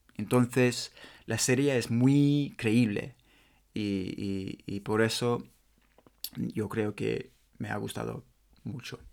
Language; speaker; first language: Spanish; non-native, learner; English